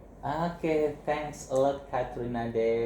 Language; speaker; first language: English; non-native, learner; Indonesian